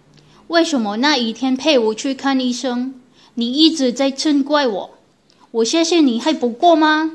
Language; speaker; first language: Chinese; non-native, learner; Filipino